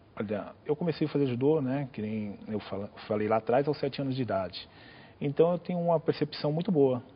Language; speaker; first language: Portuguese; native; Portuguese